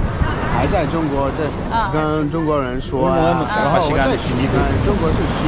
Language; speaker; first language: Chinese; non-native, fluent; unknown